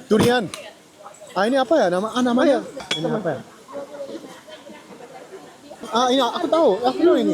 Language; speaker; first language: Indonesian; non-native, learner; Korean